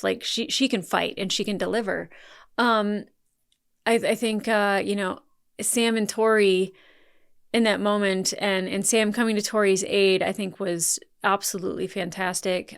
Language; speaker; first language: English; native; English